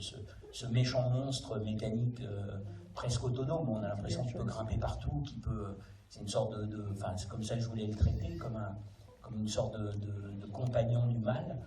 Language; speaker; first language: French; native; French